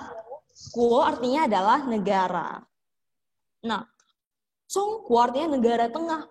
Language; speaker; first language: Indonesian; native; Indonesian